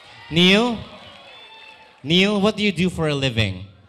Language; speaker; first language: English; non-native, local second language; Filipino